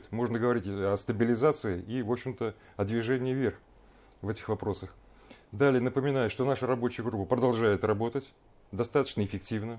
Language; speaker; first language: Russian; native; Russian